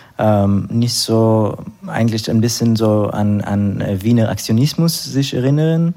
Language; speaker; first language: German; non-native, fluent; Hebrew